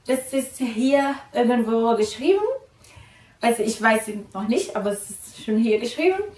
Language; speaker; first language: German; non-native, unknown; Portuguese